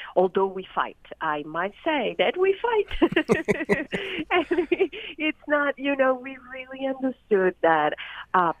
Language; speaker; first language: English; non-native, fluent; Italian